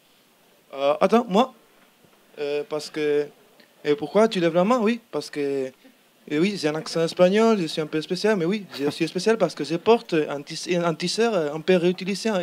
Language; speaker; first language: French; non-native, learner; Spanish